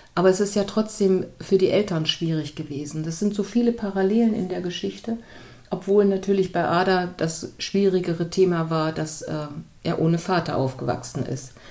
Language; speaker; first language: German; native; German